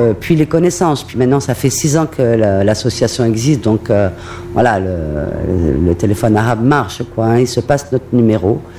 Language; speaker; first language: French; native; French